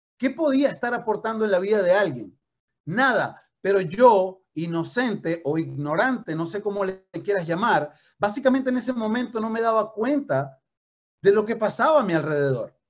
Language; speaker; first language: Spanish; native; Spanish